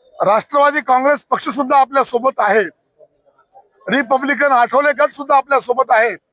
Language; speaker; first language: Marathi; native; Marathi